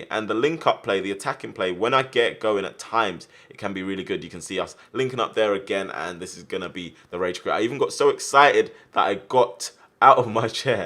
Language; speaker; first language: English; native; English